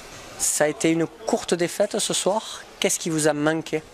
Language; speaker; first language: French; native; French